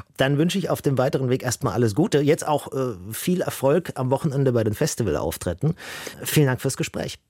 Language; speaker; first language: German; native; German